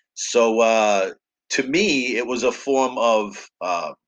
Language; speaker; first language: English; native; English